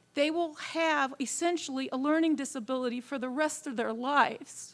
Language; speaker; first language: English; native; English